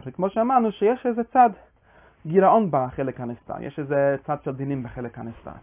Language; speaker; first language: Hebrew; non-native, fluent; English